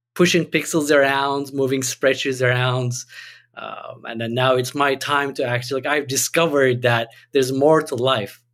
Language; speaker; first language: English; non-native, fluent; Turkish